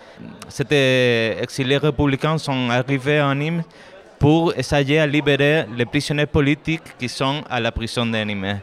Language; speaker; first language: French; non-native, fluent; Spanish